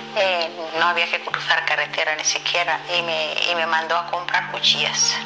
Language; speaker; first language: Spanish; non-native, fluent; Somali